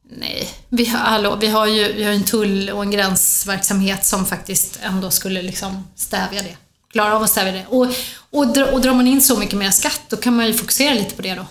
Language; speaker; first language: Swedish; native; Swedish